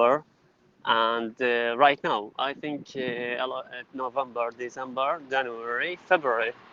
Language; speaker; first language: English; non-native, learner; Arabic